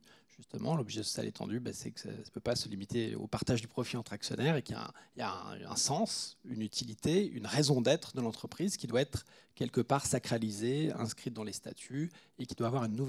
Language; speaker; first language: French; native; French